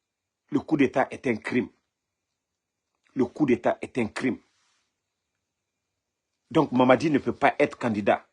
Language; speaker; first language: French; non-native, local second language; Mandingo